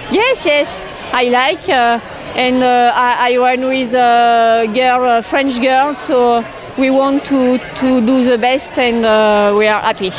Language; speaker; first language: English; non-native, learner; French